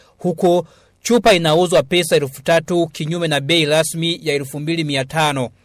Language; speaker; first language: Swahili; non-native, local second language; Rundi